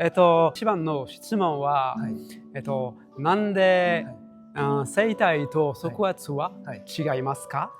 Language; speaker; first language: Japanese; non-native, learner; French